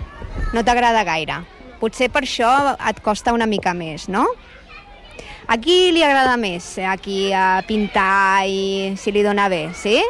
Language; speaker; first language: Catalan; native; Catalan